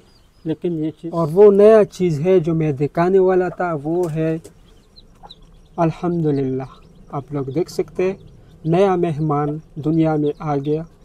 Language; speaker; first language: Hindi; non-native, fluent; Pashto